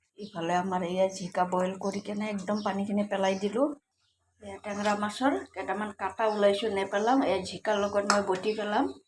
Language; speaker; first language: Assamese; non-native, local second language; Bangla